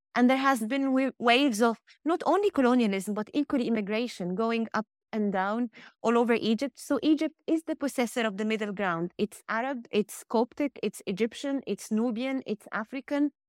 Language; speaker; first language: English; non-native, fluent; Arabic